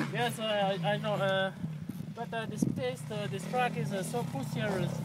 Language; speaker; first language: English; non-native, learner; French